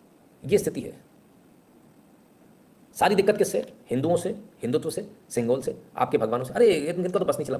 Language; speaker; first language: Hindi; native; Hindi